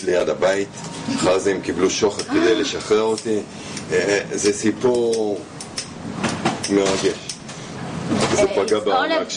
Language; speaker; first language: Hebrew; non-native, fluent; Russian